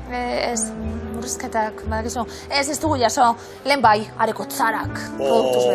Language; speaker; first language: Basque; native; Basque